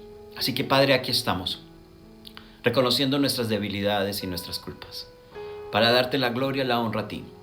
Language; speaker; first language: Spanish; native; Spanish